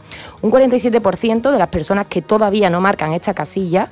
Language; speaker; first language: Spanish; native; Spanish